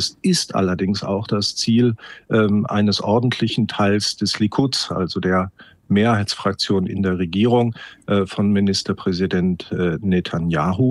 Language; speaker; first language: German; native; German